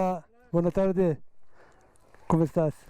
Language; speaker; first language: Spanish; non-native, learner; Persian